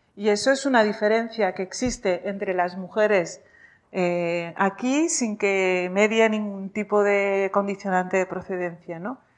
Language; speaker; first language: Spanish; native; Spanish